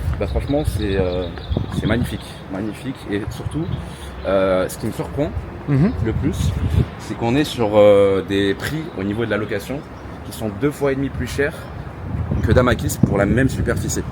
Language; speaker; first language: French; native; French